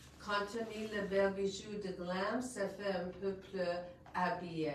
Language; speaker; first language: French; non-native, local second language; English